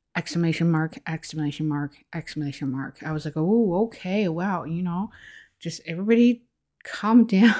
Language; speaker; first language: English; non-native, fluent; Chinese